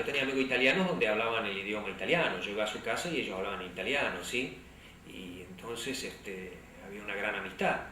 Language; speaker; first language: Spanish; early bilingual, other home language; Slovak